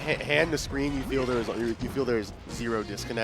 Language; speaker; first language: English; native; English